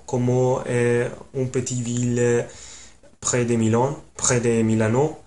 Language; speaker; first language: French; non-native, learner; Italian